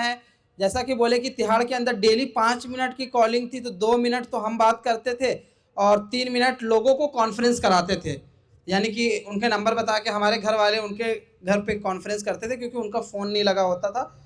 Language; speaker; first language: Hindi; native; Hindi